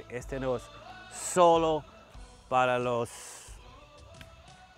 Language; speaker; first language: Spanish; non-native, learner; English